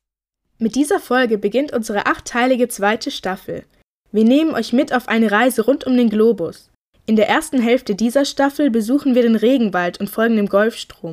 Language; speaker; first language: German; native; German